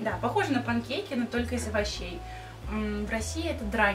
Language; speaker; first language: Russian; native; Russian